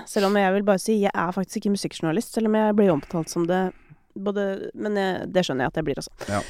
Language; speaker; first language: Norwegian; native; Norwegian